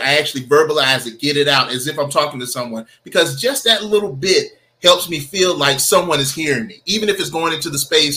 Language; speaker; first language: English; native; English